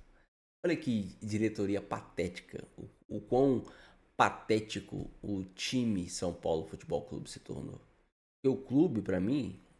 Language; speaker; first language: Portuguese; native; Portuguese